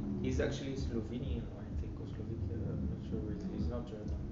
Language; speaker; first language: English; non-native, fluent; Hebrew